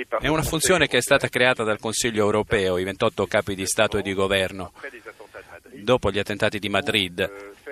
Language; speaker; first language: Italian; non-native, fluent; French